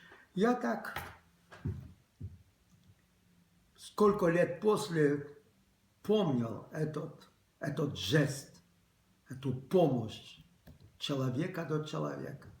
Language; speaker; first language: Russian; early bilingual, other home language; Polish